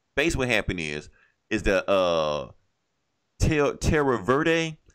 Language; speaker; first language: English; native; English